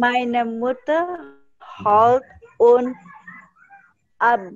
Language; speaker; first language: German; non-native, learner; Indonesian